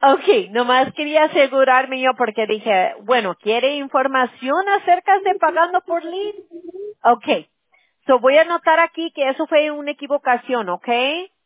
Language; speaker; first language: Spanish; early bilingual, heritage; Spanish